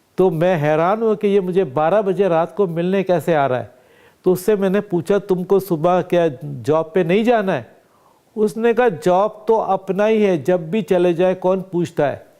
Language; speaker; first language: Urdu; native; Urdu